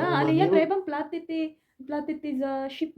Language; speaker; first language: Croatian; non-native, learner; Filipino